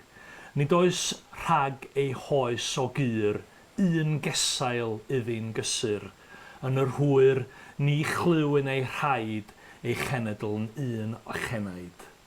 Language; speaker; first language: Welsh; native; Welsh